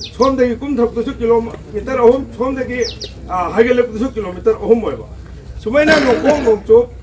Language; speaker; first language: Manipuri; native; Manipuri